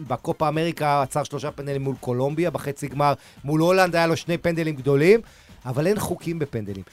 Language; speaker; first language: Hebrew; early bilingual, other home language; Spanish